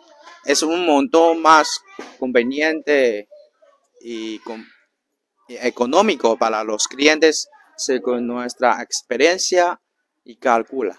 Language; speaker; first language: Spanish; non-native, learner; Chinese